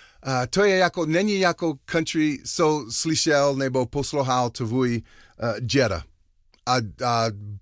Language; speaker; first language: Czech; non-native, learner; English